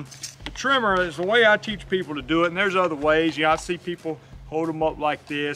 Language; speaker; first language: English; native; English